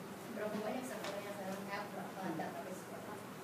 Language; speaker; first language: Indonesian; native; Indonesian